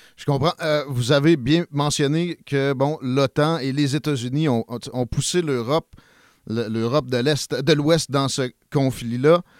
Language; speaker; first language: French; native; French